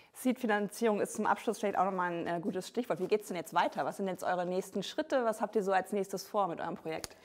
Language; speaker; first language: German; native; German